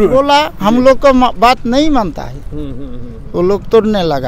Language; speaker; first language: Hindi; non-native, local second language; Bangla